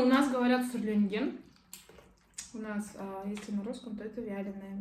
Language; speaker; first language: Russian; non-native, local second language; Kazakh